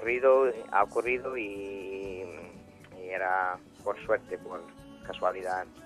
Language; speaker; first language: Spanish; non-native, fluent; English